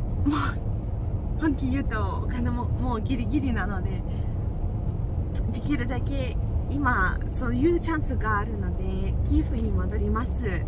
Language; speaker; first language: Japanese; non-native, fluent; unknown